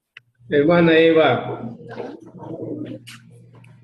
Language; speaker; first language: Spanish; non-native, local second language; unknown